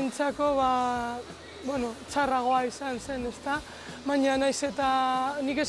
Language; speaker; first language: Basque; non-native, local second language; Spanish